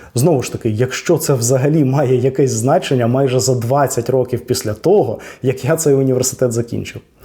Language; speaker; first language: Ukrainian; non-native, local second language; Russian